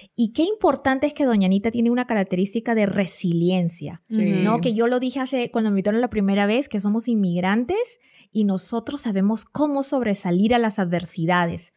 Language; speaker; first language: Spanish; native; Spanish